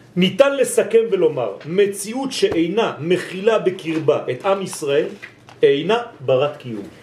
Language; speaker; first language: Hebrew; non-native, fluent; French